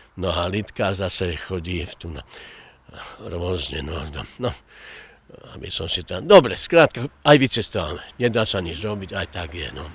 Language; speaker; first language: Slovak; native; Slovak